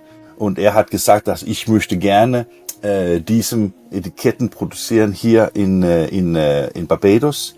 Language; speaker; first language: German; non-native, learner; Danish